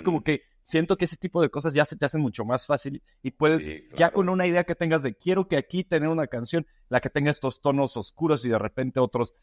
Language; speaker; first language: Spanish; native; Spanish